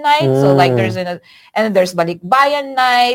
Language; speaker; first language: English; non-native, local second language; Iloko